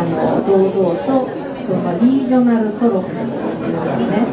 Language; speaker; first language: Japanese; native; Japanese